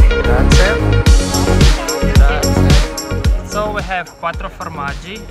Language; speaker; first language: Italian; non-native, learner; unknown